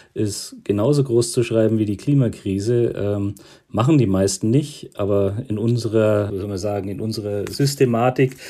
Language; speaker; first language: German; native; German